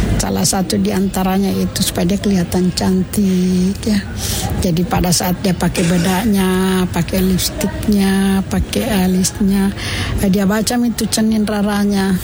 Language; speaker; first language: Indonesian; non-native, local second language; Buginese